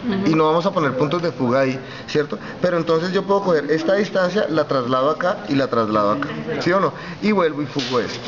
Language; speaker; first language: Spanish; native; Spanish